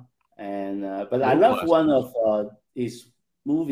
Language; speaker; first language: English; non-native, local second language; Cantonese